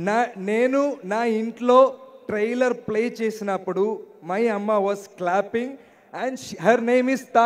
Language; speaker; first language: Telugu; non-native, learner; Malayalam